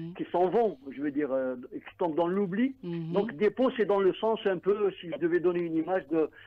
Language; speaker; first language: French; non-native, local second language; Arabic